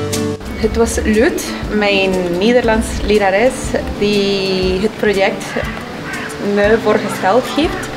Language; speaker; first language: Dutch; non-native, learner; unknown